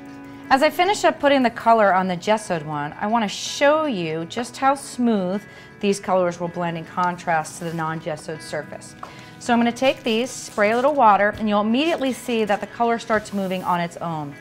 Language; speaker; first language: English; native; English